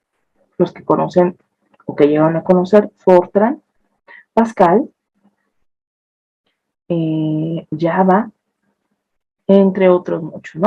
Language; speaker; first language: Spanish; native; Spanish